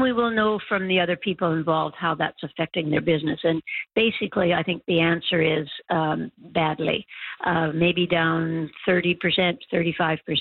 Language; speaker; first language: English; native; English